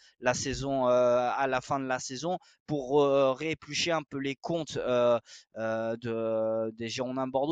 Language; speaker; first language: French; native; French